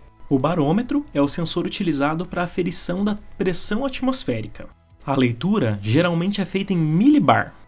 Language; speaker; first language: Portuguese; native; Portuguese